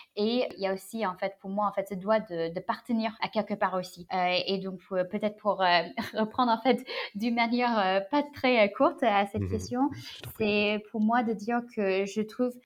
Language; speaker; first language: French; non-native, fluent; English